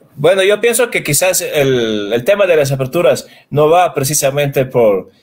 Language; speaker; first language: Spanish; non-native, fluent; Swedish